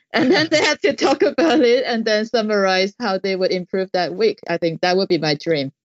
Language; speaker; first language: English; non-native, local second language; Cantonese